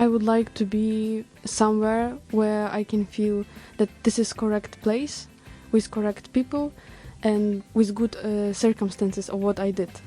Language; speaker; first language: English; non-native, learner; Ukrainian